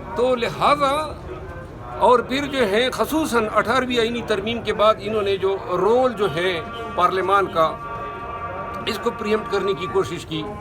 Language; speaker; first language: Urdu; non-native, local second language; Pashto